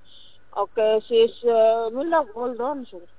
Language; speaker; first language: Estonian; non-native, learner; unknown